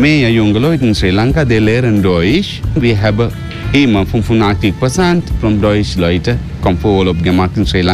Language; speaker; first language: German; non-native, learner; Sinhala